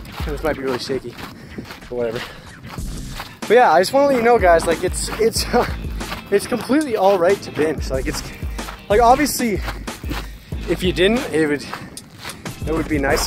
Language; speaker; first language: English; native; English